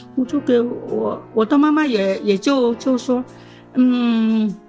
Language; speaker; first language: Chinese; non-native, local second language; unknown